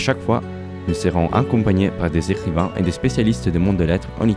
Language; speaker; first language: French; non-native, fluent; Italian